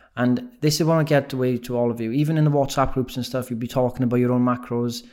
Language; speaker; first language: English; native; English